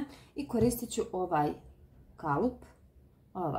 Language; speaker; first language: Croatian; native; Croatian